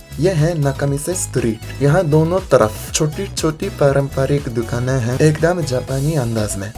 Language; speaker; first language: Hindi; non-native, fluent; Japanese